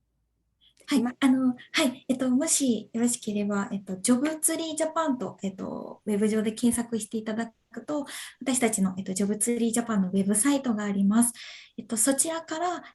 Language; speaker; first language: Japanese; native; Japanese